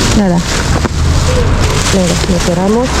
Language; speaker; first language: Spanish; non-native, learner; Filipino